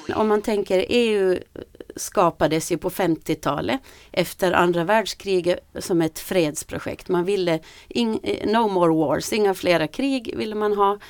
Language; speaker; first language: Swedish; native; Swedish